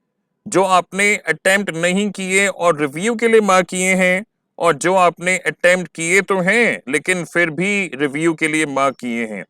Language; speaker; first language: Hindi; native; Hindi